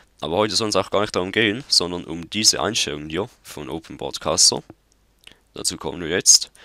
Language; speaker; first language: German; native; German